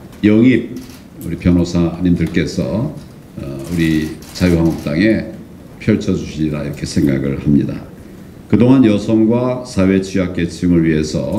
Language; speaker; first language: Korean; native; Korean